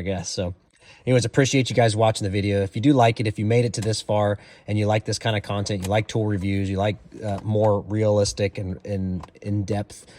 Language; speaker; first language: English; native; English